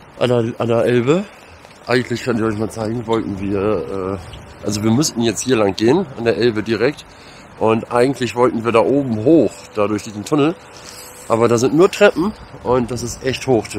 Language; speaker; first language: German; native; German